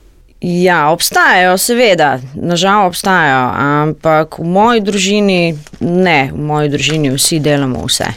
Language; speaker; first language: Slovenian; non-native, learner; Croatian